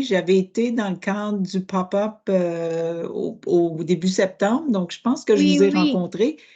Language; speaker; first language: French; native; French